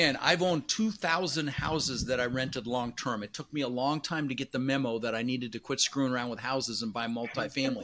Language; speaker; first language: English; early bilingual, other home language; Dutch